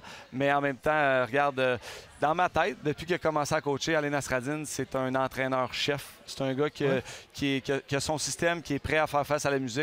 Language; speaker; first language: French; native; French